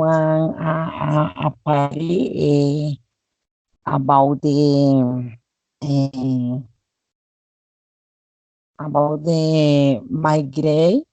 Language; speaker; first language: English; non-native, learner; Spanish